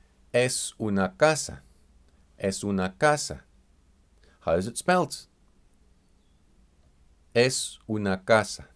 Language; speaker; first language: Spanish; non-native, fluent; English